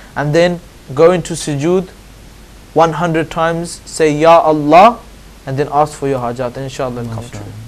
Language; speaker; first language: English; native; English